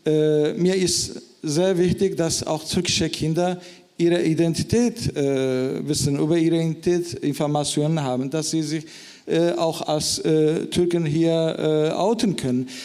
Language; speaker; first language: German; non-native, fluent; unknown